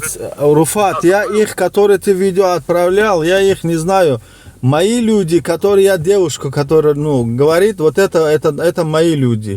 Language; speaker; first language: Russian; non-native, local second language; Tajik